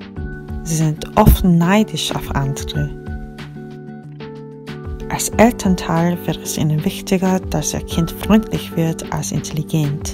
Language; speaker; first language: German; non-native, fluent; Korean